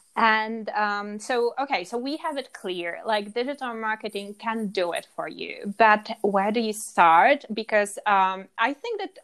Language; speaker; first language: English; non-native, fluent; Polish